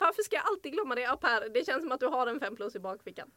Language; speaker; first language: Swedish; native; Swedish